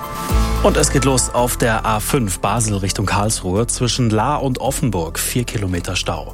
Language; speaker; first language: German; native; German